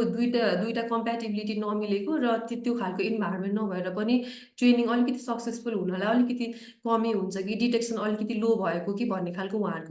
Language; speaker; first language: Nepali; native; Nepali